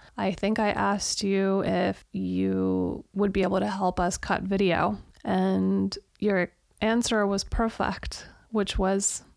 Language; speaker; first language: English; early bilingual, other home language; Romanian